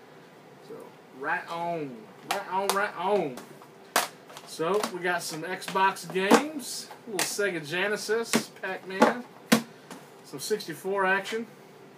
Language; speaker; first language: English; native; English